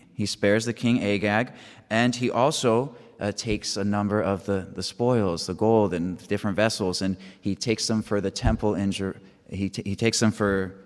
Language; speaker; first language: English; native; English